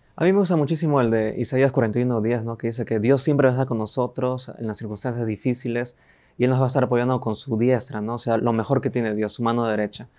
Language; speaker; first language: Spanish; native; Spanish